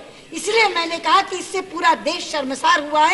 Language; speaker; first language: Hindi; native; Hindi